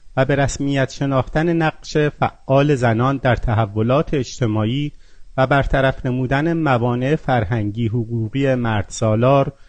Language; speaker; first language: Persian; non-native, local second language; Azerbaijani